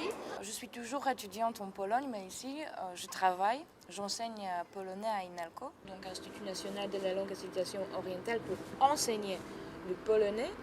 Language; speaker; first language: French; non-native, fluent; Polish